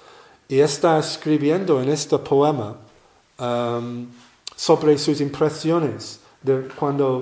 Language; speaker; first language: Spanish; non-native, learner; English